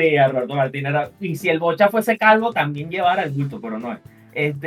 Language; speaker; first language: Spanish; native; Spanish